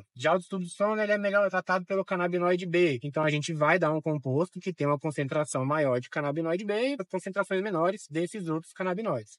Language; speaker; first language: Portuguese; native; Portuguese